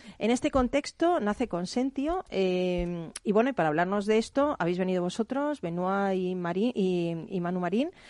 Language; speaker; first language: Spanish; native; Spanish